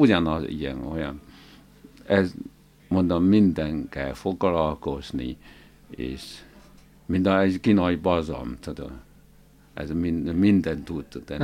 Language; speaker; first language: Hungarian; non-native, learner; Chinese